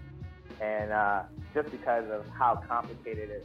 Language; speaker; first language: English; native; English